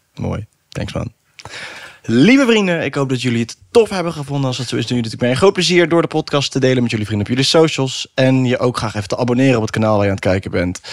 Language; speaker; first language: Dutch; native; Dutch